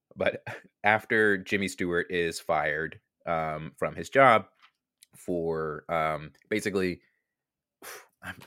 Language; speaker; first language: English; native; English